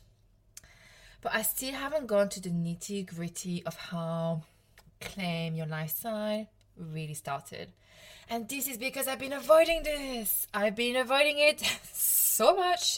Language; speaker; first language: English; non-native, fluent; French